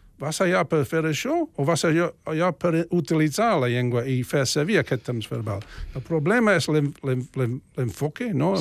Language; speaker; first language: Catalan; non-native, fluent; English